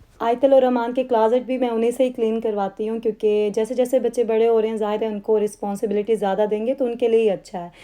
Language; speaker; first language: Urdu; native; Urdu